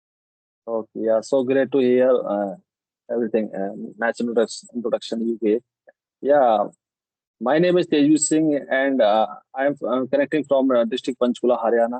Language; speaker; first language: English; non-native, local second language; Hindi